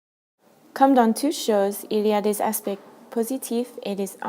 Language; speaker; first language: French; non-native, learner; English